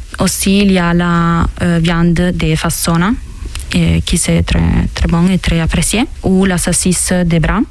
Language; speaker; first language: French; non-native, learner; Italian